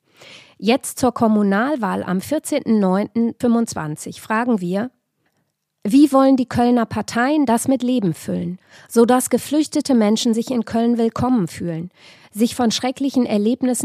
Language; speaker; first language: German; native; German